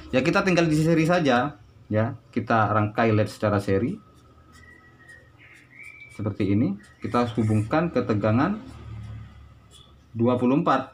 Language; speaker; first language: Indonesian; native; Indonesian